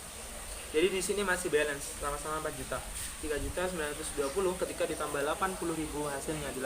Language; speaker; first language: Indonesian; native; Indonesian